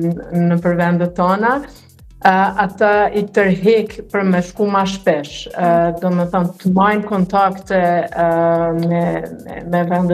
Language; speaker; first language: Albanian; early bilingual, heritage; Albanian